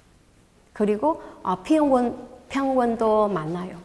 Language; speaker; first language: Korean; non-native, learner; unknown